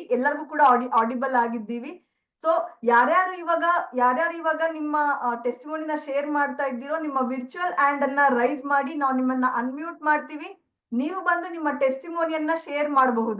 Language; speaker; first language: Kannada; native; Kannada